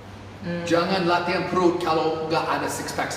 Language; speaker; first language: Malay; non-native, fluent; English